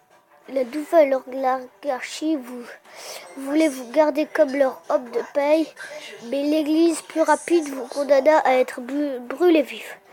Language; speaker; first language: French; native; French